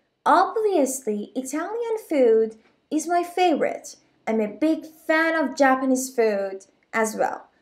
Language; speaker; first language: English; non-native, fluent; Persian